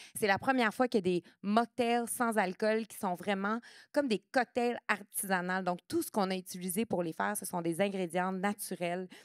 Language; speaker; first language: French; native; French